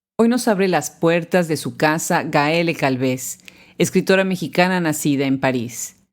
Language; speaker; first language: Spanish; native; Spanish